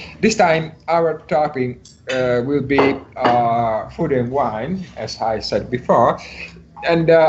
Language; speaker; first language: English; non-native, learner; Italian